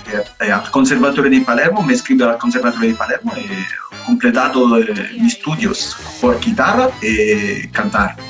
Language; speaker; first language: Spanish; non-native, learner; Italian